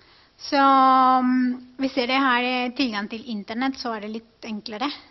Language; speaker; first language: Norwegian; non-native, fluent; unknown